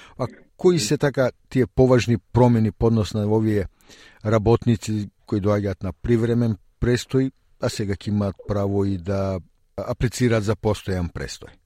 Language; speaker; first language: Macedonian; early bilingual, heritage; Macedonian